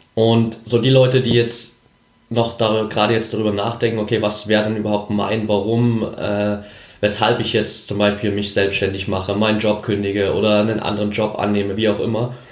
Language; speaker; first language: German; native; German